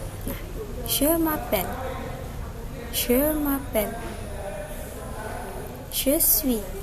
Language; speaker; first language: French; non-native, fluent; Indonesian